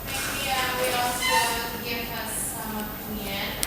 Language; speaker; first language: English; non-native, learner; Indonesian